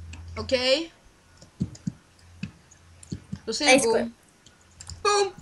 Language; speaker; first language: Swedish; native; Swedish